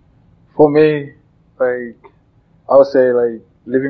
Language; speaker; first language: English; non-native, local second language; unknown